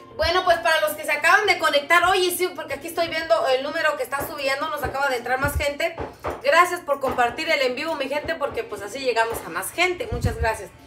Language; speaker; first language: Spanish; non-native, local second language; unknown